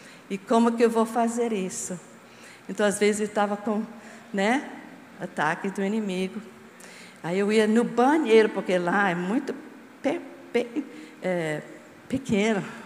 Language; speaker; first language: Portuguese; non-native, fluent; English